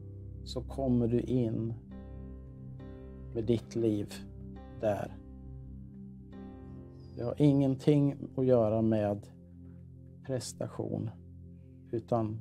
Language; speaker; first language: Swedish; native; Swedish